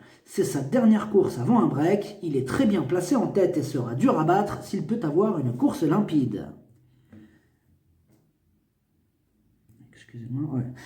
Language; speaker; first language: French; native; French